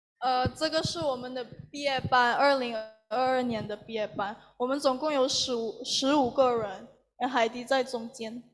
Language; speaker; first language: Chinese; early bilingual, heritage; Chinese